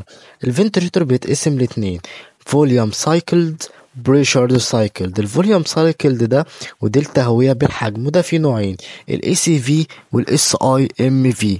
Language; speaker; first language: Arabic; native; Arabic